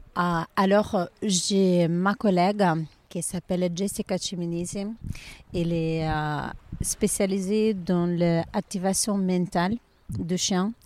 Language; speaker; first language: French; non-native, learner; Ukrainian